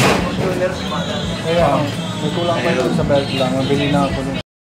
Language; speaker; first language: Filipino; non-native, local second language; Cebuano